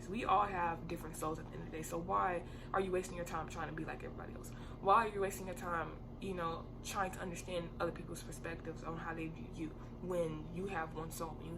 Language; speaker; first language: English; native; English